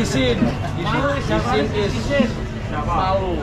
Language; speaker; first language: Indonesian; non-native, local second language; Javanese